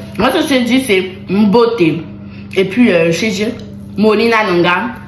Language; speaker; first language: French; native; French